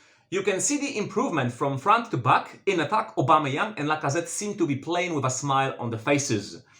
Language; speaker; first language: English; non-native, fluent; Polish